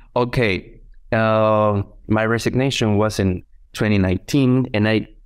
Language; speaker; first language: English; non-native, fluent; Spanish